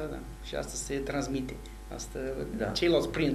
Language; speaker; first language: Romanian; non-native, fluent; English